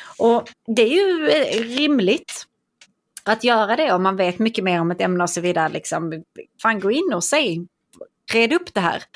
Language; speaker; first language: Swedish; native; Swedish